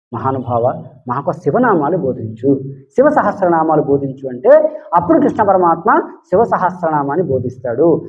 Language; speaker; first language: Telugu; native; Telugu